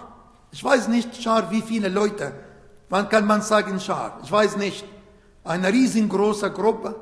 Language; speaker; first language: German; non-native, fluent; Arabic